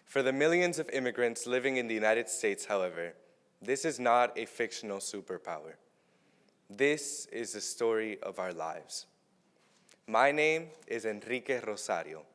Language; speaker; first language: English; early bilingual, other home language; Spanish